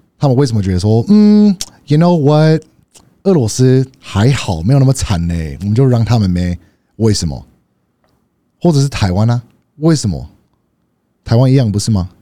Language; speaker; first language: Chinese; early bilingual, heritage; Chinese